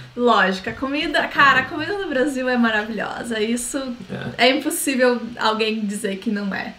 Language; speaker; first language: Portuguese; native; Portuguese